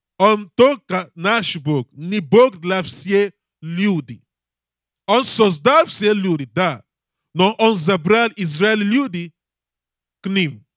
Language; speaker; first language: Russian; non-native, learner; English